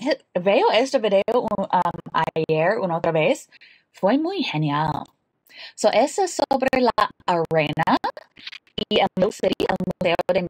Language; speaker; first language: Spanish; non-native, learner; English